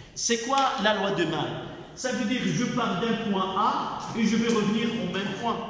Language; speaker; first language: French; non-native, local second language; Arabic